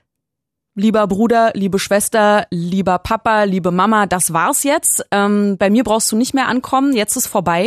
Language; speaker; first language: German; native; German